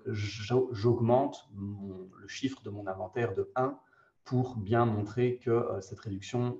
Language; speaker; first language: French; native; French